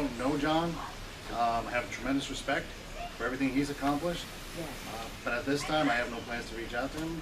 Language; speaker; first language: English; native; English